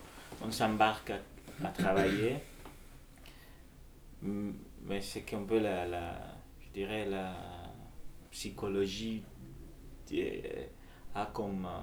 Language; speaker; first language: French; non-native, fluent; Spanish